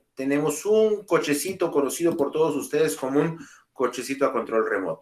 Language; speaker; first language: Spanish; native; Spanish